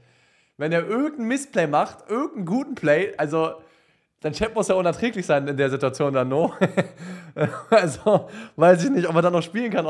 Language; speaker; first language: German; native; German